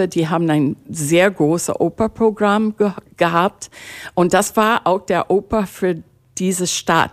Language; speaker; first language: German; non-native, fluent; English